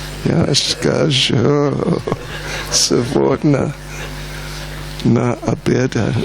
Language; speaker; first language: Russian; non-native, learner; English